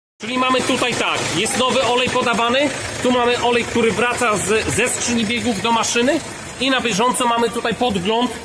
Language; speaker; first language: Polish; native; Polish